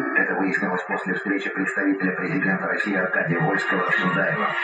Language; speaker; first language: Russian; native; Russian